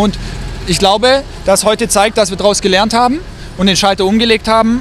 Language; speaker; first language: German; native; German